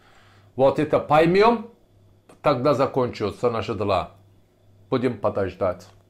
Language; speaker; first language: Russian; non-native, learner; Turkish